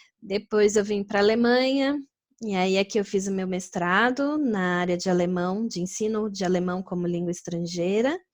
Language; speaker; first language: Portuguese; native; Portuguese